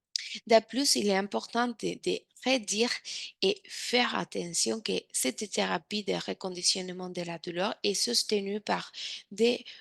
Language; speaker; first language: French; non-native, fluent; Spanish